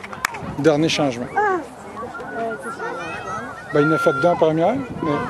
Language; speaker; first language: French; native; French